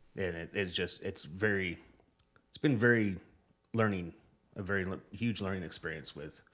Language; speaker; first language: English; native; English